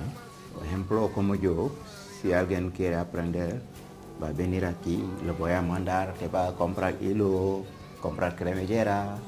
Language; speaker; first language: Spanish; non-native, learner; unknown